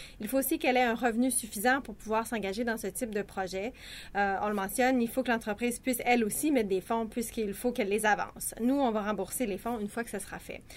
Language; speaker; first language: French; native; French